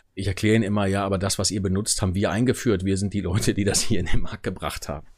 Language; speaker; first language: German; native; German